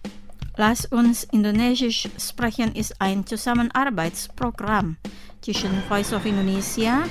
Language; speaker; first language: German; non-native, fluent; Indonesian